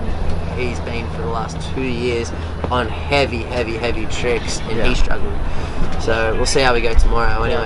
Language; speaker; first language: English; native; English